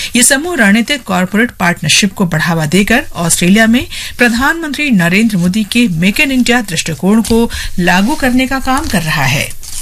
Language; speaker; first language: Hindi; non-native, local second language; Assamese